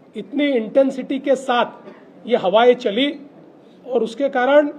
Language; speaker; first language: Hindi; non-native, local second language; Marathi